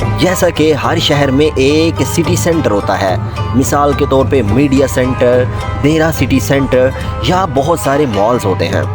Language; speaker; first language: Urdu; non-native, local second language; Punjabi